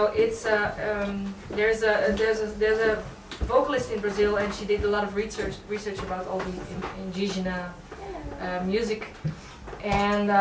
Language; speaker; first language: English; non-native, fluent; Dutch